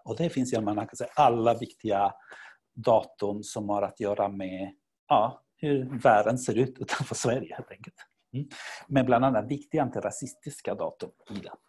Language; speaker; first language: Swedish; non-native, fluent; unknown